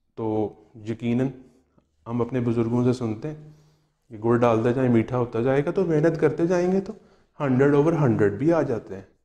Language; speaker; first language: Urdu; non-native, local second language; Punjabi